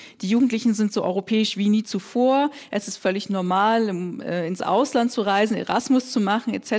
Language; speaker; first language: German; native; German